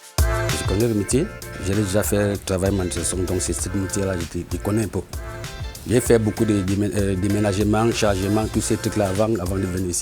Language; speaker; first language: French; non-native, learner; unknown